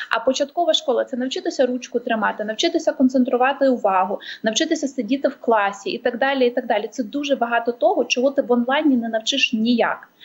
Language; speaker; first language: Ukrainian; native; Ukrainian